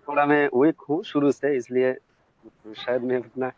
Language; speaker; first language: Hindi; non-native, local second language; Bangla